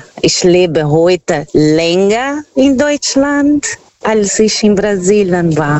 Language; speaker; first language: German; non-native, fluent; Portuguese